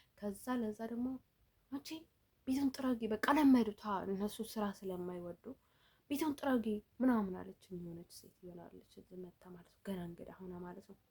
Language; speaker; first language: Amharic; native; Amharic